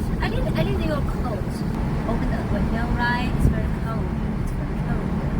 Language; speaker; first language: English; non-native, learner; Chinese